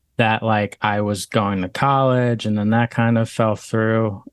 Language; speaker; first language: English; native; English